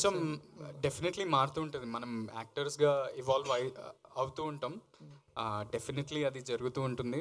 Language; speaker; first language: Telugu; native; Telugu